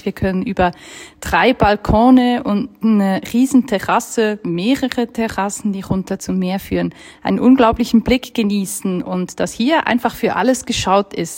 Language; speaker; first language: German; native; German